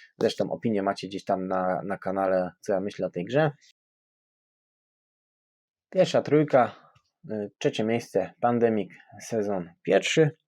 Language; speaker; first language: Polish; native; Polish